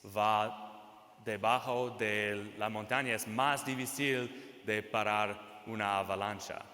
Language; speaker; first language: Spanish; non-native, fluent; English